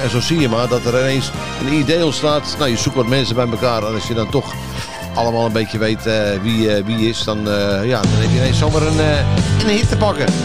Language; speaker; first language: Dutch; native; Dutch